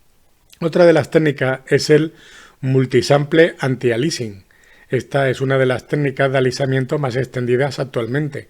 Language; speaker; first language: Spanish; native; Spanish